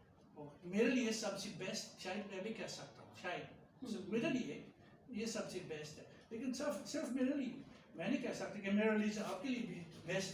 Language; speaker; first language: Hindi; non-native, fluent; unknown